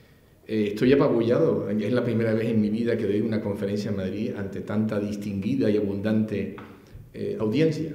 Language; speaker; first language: Spanish; native; Spanish